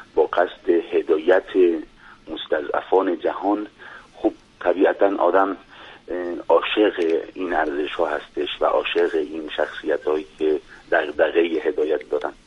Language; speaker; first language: Persian; non-native, fluent; Spanish